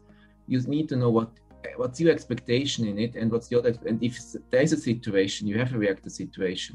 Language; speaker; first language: English; non-native, fluent; German